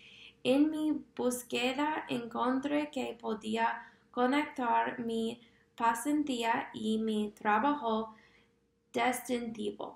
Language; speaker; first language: Spanish; non-native, fluent; English